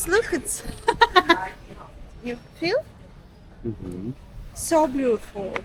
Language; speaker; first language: English; non-native, learner; Russian